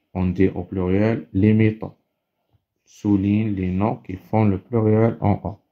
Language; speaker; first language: French; non-native, local second language; Arabic